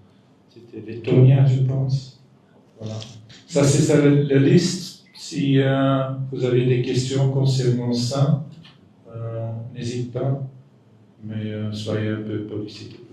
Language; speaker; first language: French; non-native, local second language; Dutch